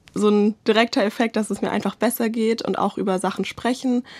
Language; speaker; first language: German; native; German